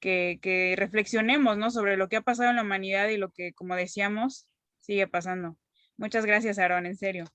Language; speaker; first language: Spanish; native; Spanish